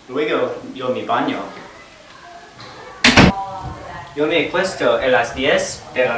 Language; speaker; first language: Spanish; non-native, learner; English